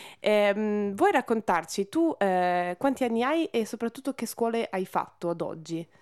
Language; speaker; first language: Italian; native; Italian